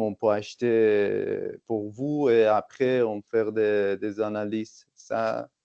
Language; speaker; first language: French; non-native, fluent; Persian